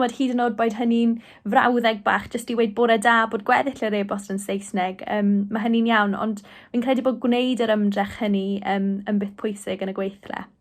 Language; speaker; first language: Welsh; non-native, local second language; English